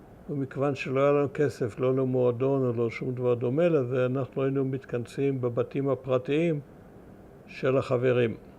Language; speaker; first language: Hebrew; early bilingual, other home language; German